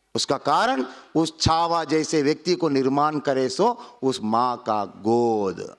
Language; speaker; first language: Hindi; non-native, local second language; Telugu